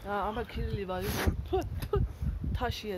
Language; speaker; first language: Turkish; non-native, learner; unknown